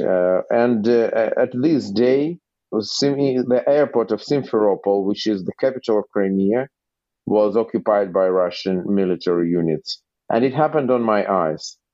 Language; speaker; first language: English; non-native, fluent; Russian